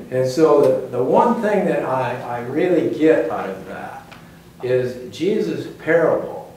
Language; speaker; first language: English; native; English